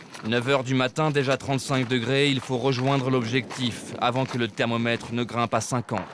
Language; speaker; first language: French; native; French